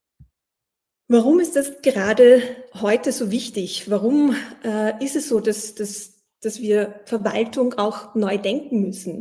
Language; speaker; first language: German; native; German